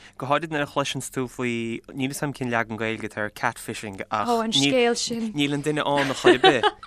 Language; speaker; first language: Irish; native; Irish